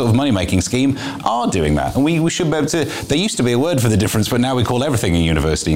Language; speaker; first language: English; native; English